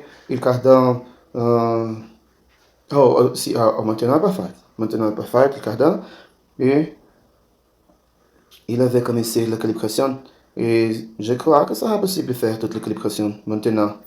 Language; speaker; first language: French; non-native, learner; Portuguese